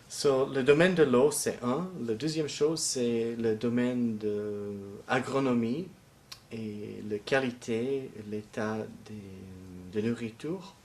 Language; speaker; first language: French; non-native, fluent; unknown